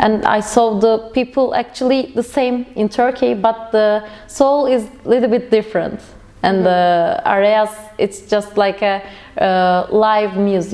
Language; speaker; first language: English; non-native, learner; Turkish